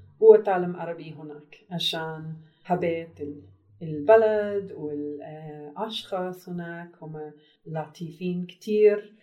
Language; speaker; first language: Arabic; non-native, learner; English